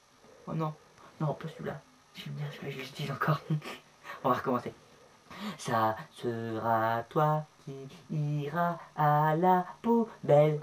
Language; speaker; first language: French; native; French